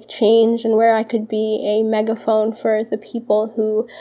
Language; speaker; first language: English; early bilingual, other home language; Arabic